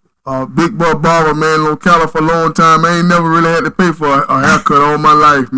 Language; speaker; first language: English; native; English